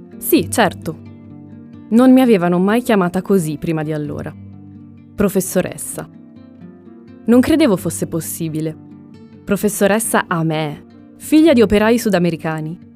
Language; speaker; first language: Italian; early bilingual, other home language; Spanish